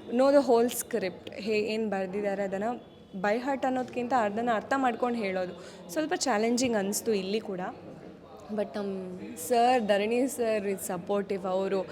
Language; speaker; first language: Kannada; non-native, local second language; Konkani